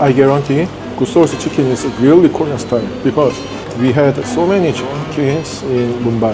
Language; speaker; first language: English; non-native, fluent; Korean